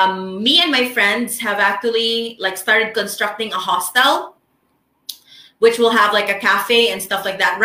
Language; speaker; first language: English; non-native, local second language; Filipino